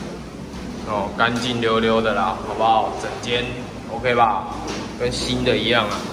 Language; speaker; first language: Chinese; native; Chinese